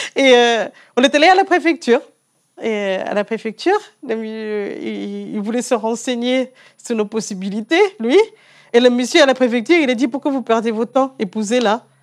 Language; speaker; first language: French; non-native, fluent; English